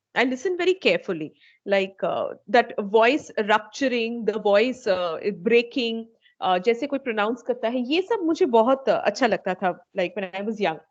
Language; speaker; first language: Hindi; non-native, local second language; Bangla